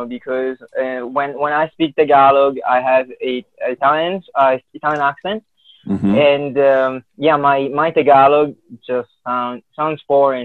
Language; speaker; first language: English; non-native, fluent; Filipino